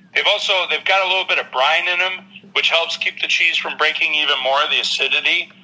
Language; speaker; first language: English; native; English